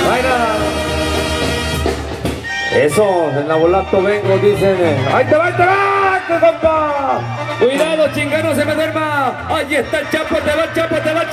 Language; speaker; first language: Spanish; native; Spanish